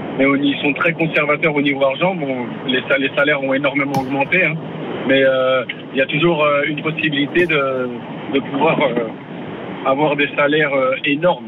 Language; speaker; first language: French; native; French